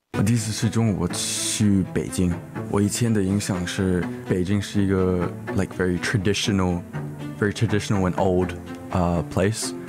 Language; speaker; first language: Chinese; early bilingual, heritage; Chinese